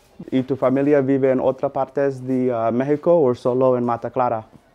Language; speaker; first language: Spanish; non-native, learner; English